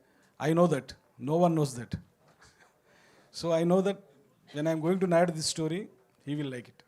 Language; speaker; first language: Telugu; native; Telugu